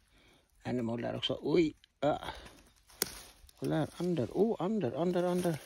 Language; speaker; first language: Swedish; non-native, learner; Thai